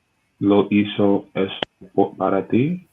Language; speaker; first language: Spanish; non-native, learner; English